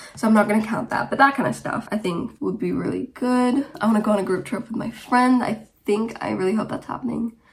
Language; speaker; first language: English; early bilingual, other home language; Romanian